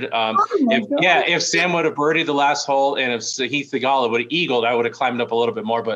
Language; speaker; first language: English; native; English